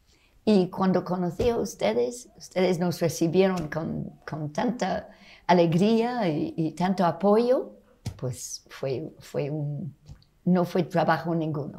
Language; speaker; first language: Spanish; non-native, fluent; English